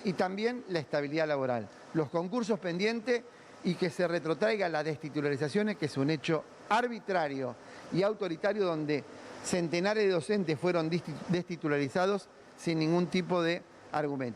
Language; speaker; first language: Spanish; native; Spanish